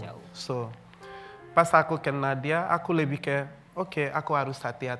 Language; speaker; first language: Indonesian; non-native, fluent; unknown